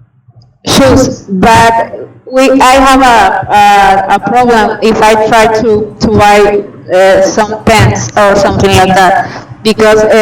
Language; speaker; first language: English; non-native, fluent; Spanish